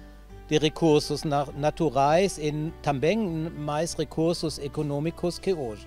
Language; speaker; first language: Portuguese; non-native, fluent; German